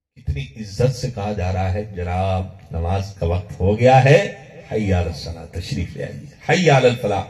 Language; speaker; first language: Urdu; non-native, local second language; Punjabi